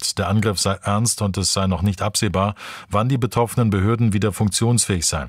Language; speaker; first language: German; native; German